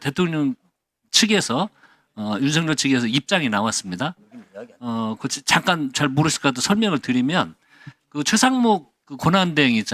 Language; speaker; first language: Korean; native; Korean